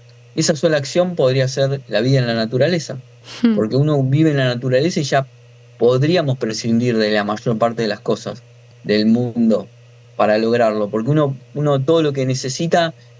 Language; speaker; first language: Spanish; native; Spanish